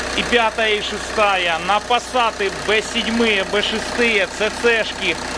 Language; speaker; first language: Russian; native; Russian